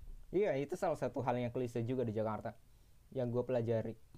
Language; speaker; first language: Indonesian; native; Indonesian